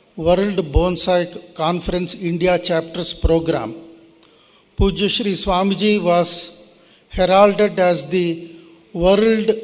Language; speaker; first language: English; non-native, local second language; Kannada